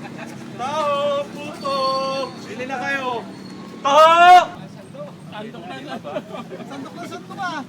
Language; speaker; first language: Filipino; non-native, learner; English